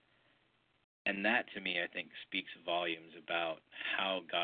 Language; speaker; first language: English; native; English